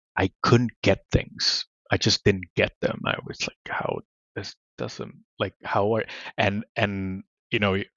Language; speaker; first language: English; non-native, fluent; Spanish